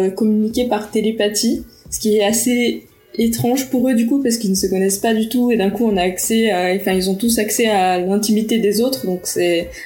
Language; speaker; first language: French; early bilingual, heritage; Portuguese